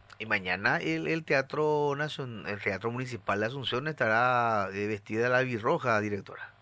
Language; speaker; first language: Spanish; native; Spanish